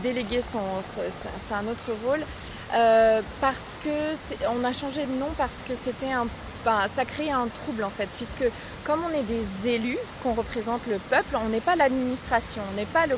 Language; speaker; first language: French; native; French